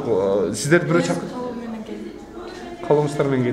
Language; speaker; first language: Kyrgyz; native; Kyrgyz